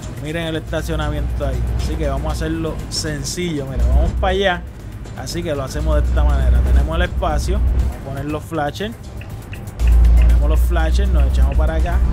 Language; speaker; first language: Spanish; native; Spanish